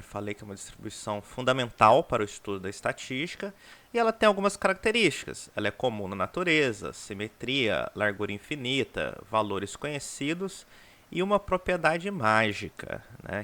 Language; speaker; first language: Portuguese; native; Portuguese